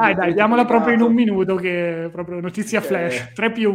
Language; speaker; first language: Italian; native; Italian